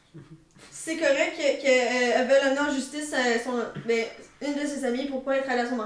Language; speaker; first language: French; native; French